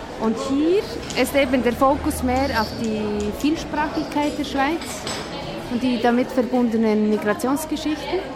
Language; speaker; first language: German; non-native, fluent; Icelandic